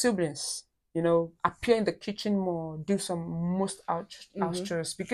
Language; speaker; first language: English; non-native, local second language; Yoruba